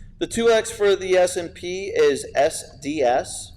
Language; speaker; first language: English; native; English